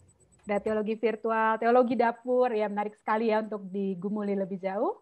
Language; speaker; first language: Indonesian; native; Indonesian